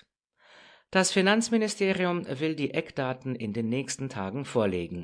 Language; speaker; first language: German; non-native, fluent; Romanian